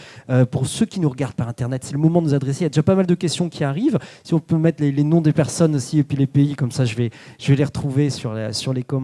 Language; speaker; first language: French; native; French